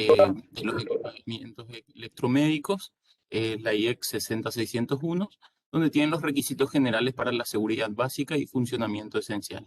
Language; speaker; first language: Spanish; native; Spanish